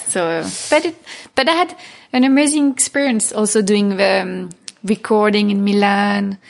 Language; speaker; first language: English; non-native, fluent; French